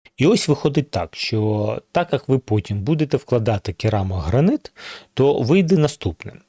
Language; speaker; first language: Ukrainian; non-native, local second language; Russian